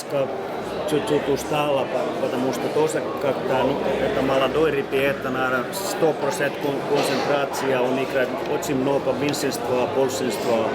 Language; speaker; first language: Russian; non-native, learner; Finnish